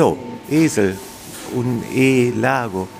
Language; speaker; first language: Spanish; non-native, fluent; German